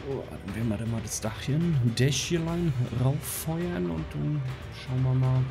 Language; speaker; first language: German; native; German